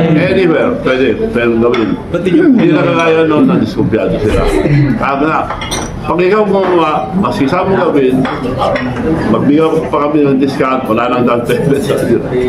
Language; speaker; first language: Filipino; non-native, local second language; Iloko